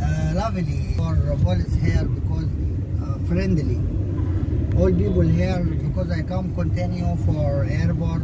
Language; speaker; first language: English; non-native, learner; Arabic